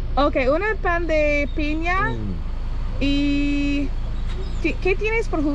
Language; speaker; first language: Spanish; non-native, learner; English